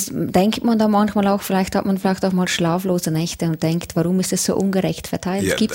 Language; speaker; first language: German; native; German